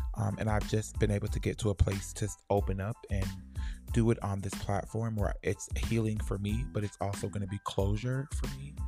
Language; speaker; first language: English; native; English